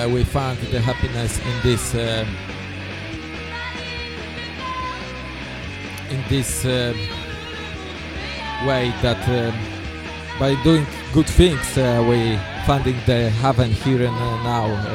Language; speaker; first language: English; non-native, fluent; Polish